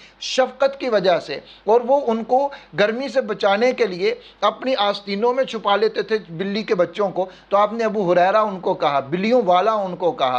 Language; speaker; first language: Urdu; native; Urdu